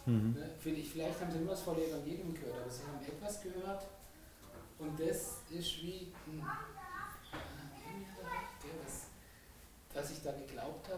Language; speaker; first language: German; native; German